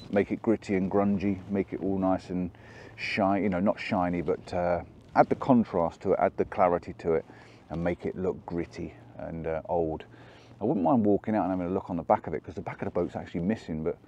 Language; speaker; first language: English; native; English